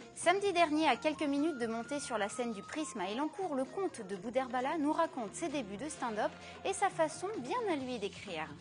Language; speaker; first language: French; native; French